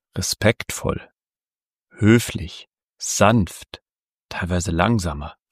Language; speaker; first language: German; native; German